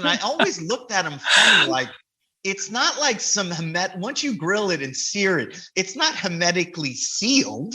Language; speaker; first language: English; native; English